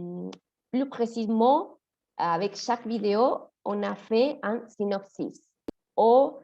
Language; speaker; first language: French; non-native, fluent; Spanish